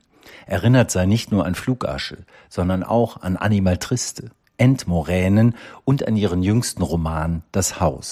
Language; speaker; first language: German; native; German